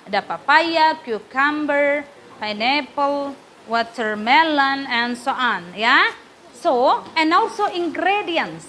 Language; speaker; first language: English; non-native, learner; Indonesian